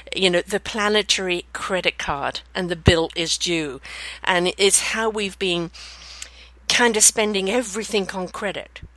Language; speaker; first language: English; native; English